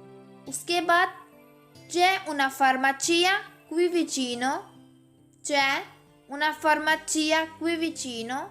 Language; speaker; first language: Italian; non-native, fluent; Urdu